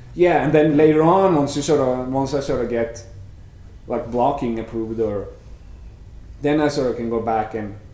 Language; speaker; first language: English; non-native, fluent; Norwegian